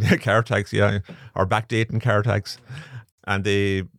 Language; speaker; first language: English; native; English